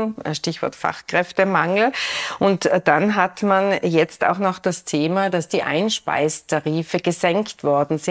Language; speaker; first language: German; native; German